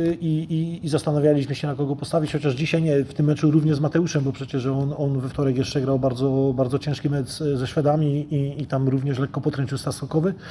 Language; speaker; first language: Polish; native; Polish